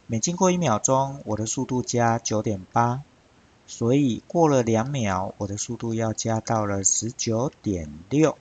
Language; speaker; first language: Chinese; native; Chinese